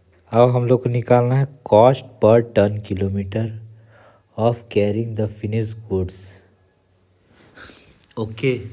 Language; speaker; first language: Hindi; native; Hindi